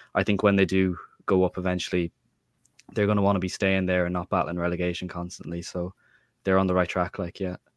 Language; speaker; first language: English; native; English